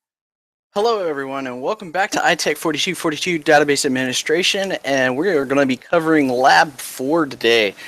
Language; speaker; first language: English; native; English